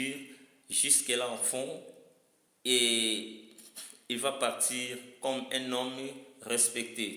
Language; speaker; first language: French; non-native, learner; Lingala